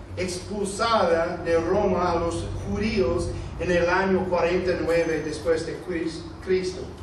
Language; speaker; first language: Spanish; non-native, fluent; English